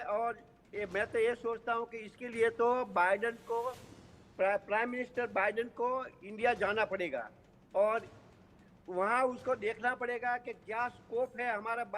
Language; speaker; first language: Hindi; non-native, local second language; Gujarati